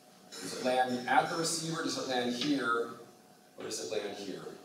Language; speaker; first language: English; native; English